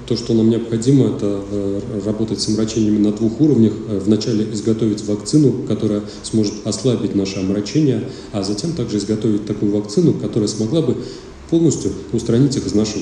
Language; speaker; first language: Russian; native; Russian